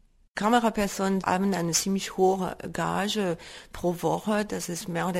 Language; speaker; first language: German; non-native, fluent; French